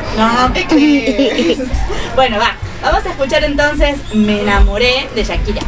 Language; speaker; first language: Spanish; native; Spanish